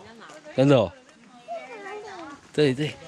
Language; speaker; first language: Chinese; native; Chinese